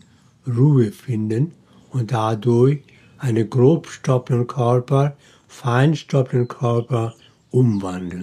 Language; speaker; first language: German; non-native, fluent; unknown